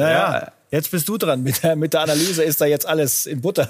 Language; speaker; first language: German; native; German